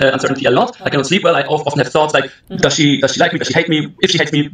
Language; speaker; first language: English; early bilingual, other home language; German